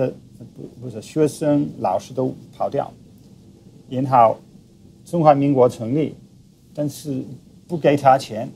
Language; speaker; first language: Chinese; non-native, fluent; English